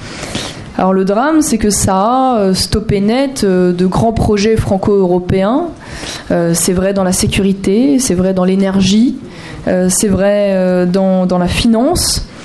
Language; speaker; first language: French; native; French